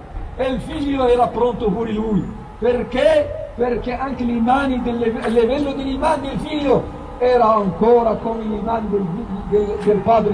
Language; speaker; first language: Italian; non-native, fluent; Arabic